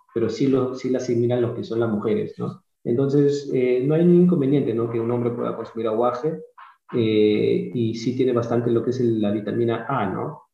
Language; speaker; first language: Spanish; early bilingual, heritage; Spanish